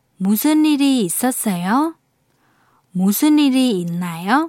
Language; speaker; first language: Korean; non-native, fluent; Vietnamese